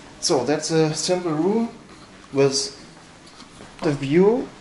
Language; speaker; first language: English; non-native, learner; German